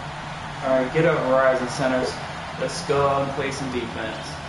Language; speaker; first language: English; native; English